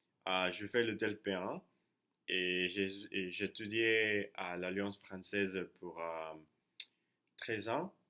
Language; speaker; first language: French; non-native, learner; Spanish